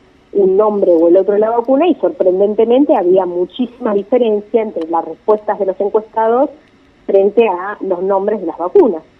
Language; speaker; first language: Spanish; native; Spanish